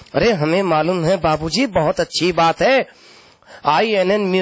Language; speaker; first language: Hindi; native; Hindi